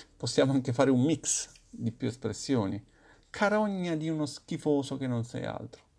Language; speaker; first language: Italian; native; Italian